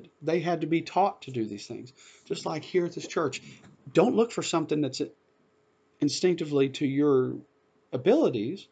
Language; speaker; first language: English; native; English